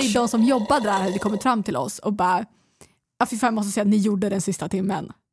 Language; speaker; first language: Swedish; native; Swedish